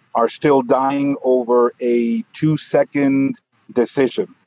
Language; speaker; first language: English; non-native, fluent; Spanish